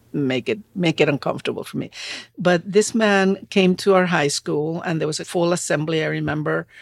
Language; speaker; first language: English; non-native, fluent; Spanish